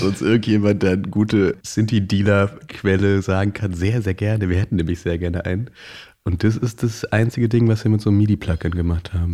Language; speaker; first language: German; native; German